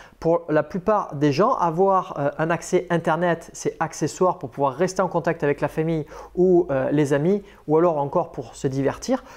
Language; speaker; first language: French; native; French